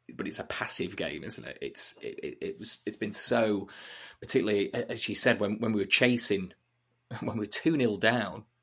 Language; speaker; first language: English; native; English